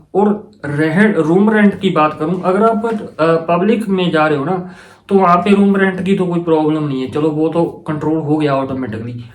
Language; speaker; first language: Hindi; non-native, local second language; Punjabi